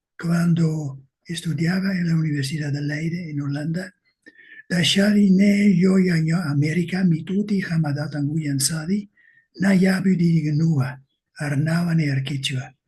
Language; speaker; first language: Spanish; non-native, fluent; Dutch